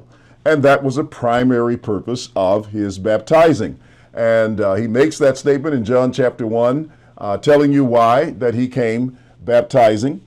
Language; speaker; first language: English; native; English